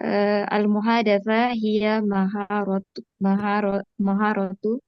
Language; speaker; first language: Arabic; non-native, learner; Indonesian